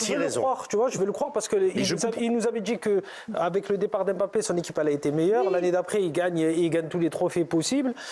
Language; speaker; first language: French; native; French